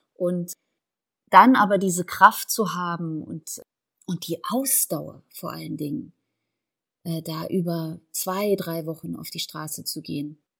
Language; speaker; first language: German; native; German